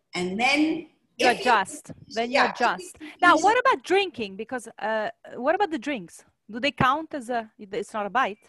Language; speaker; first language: English; non-native, fluent; Italian